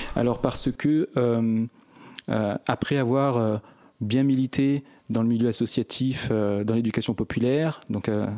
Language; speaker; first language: French; native; French